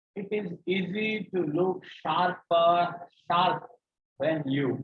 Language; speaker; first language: English; non-native, local second language; Gujarati